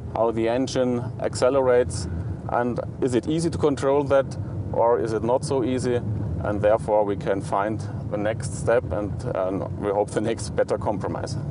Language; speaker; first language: English; non-native, fluent; German